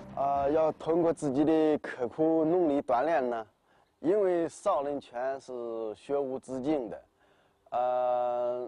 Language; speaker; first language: Chinese; native; Chinese